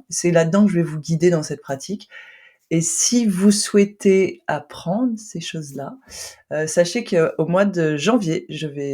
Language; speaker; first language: French; native; French